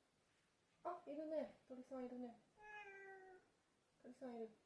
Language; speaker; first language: Japanese; native; Japanese